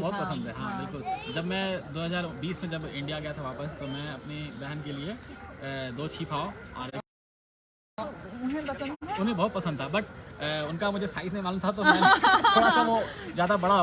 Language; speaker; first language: Hindi; native; Hindi